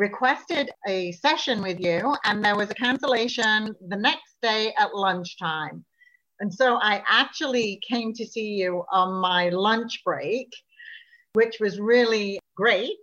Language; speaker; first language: English; native; English